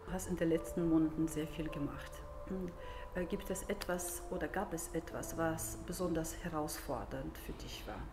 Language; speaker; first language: German; non-native, fluent; Russian